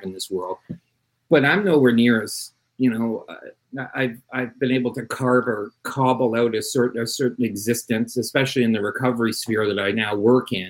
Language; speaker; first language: English; native; English